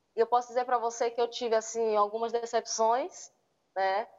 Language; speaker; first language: Portuguese; native; Portuguese